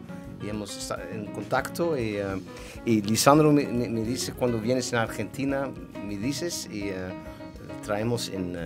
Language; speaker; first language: Spanish; non-native, learner; Dutch